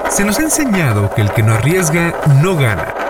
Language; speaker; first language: Spanish; native; Spanish